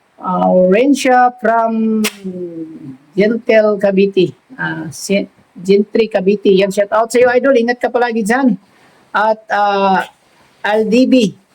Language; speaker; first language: Filipino; non-native, local second language; Cebuano